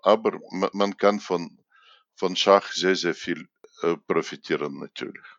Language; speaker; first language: German; non-native, fluent; Russian